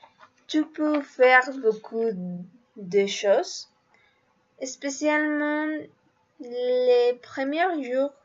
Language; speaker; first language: French; non-native, learner; Spanish